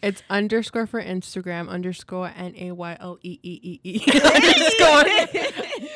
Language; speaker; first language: English; early bilingual, other home language; Spanish